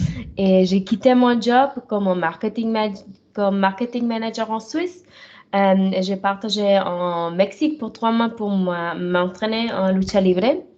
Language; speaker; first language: French; non-native, fluent; German